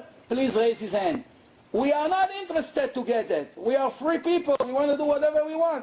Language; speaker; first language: English; non-native, fluent; Hebrew